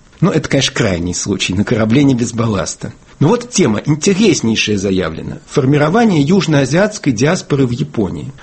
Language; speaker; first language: Russian; native; Russian